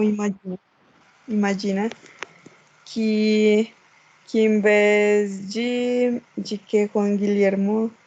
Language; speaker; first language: Portuguese; non-native, learner; Spanish